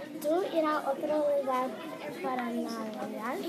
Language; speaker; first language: Spanish; non-native, learner; English